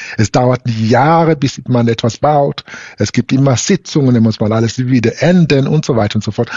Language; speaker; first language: German; non-native, fluent; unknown